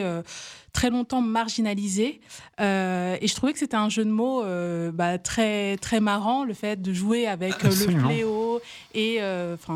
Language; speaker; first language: French; native; French